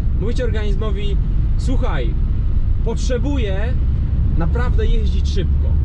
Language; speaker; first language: Polish; native; Polish